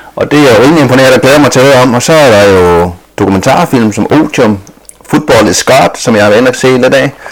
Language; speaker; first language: Danish; native; Danish